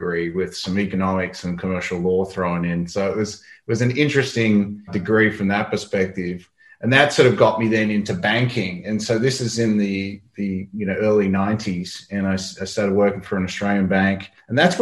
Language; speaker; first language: English; native; English